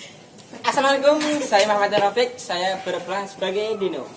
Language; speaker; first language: Indonesian; native; Indonesian